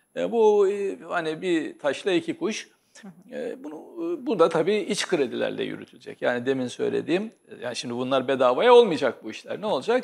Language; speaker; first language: Turkish; native; Turkish